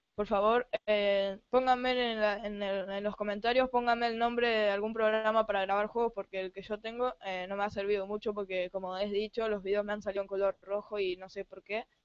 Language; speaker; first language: Spanish; native; Spanish